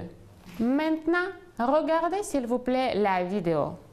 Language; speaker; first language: French; non-native, fluent; Ukrainian